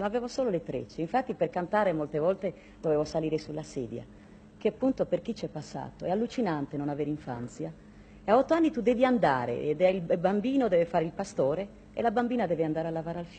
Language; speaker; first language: Italian; non-native, local second language; Sardinian